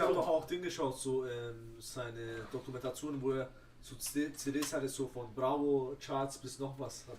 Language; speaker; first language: German; native; German